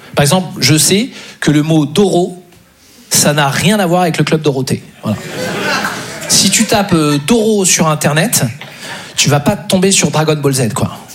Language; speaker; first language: French; native; French